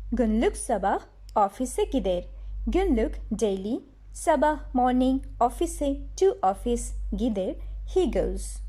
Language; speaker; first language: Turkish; non-native, fluent; Bangla